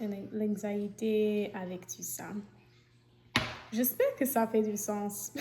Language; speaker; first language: French; non-native, fluent; English